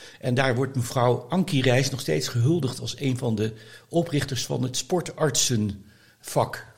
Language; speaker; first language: Dutch; native; Dutch